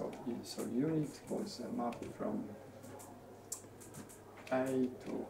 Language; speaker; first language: English; non-native, fluent; Polish